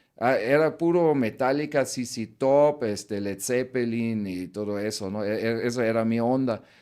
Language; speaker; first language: Spanish; non-native, fluent; German